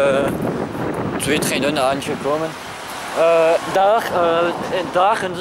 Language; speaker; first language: Dutch; non-native, local second language; French